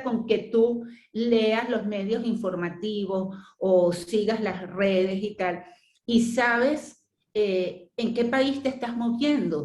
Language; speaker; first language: Spanish; native; Spanish